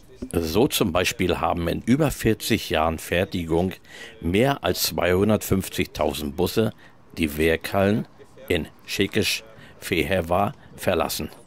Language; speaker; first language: German; native; German